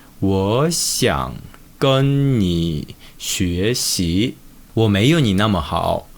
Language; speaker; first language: Chinese; non-native, fluent; Korean